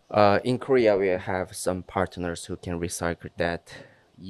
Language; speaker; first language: English; non-native, fluent; Korean